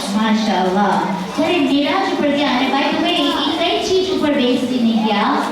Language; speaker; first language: Gujarati; early bilingual, heritage; Gujarati